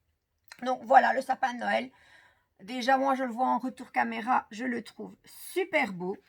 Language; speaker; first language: French; native; French